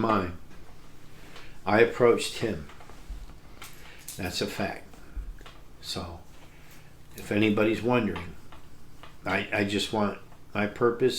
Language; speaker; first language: English; native; English